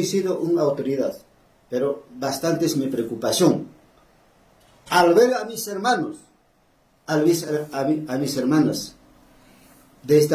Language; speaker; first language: Spanish; native; Spanish